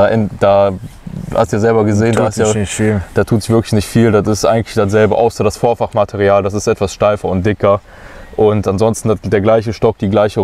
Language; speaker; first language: German; native; German